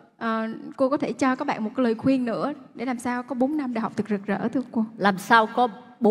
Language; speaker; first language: Vietnamese; native; Vietnamese